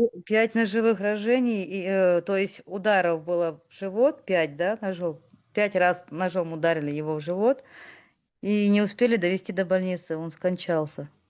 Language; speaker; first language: Russian; native; Russian